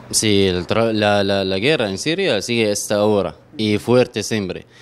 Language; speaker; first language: Spanish; non-native, fluent; Arabic